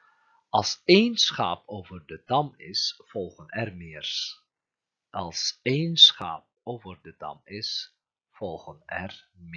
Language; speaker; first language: Dutch; non-native, fluent; Turkish